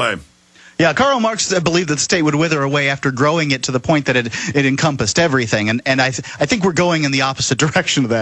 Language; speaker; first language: English; native; English